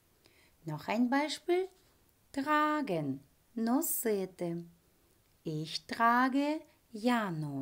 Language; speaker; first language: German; non-native, fluent; Ukrainian